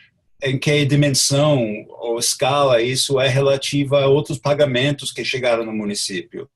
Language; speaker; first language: Portuguese; non-native, fluent; English